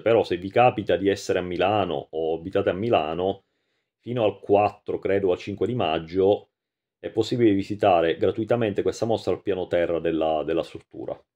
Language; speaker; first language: Italian; native; Italian